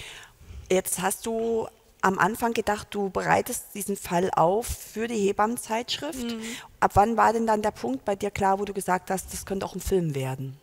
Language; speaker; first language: German; native; German